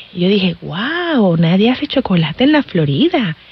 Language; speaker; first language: Spanish; native; Spanish